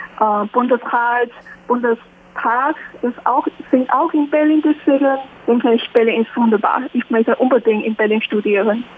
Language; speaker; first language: German; non-native, learner; Chinese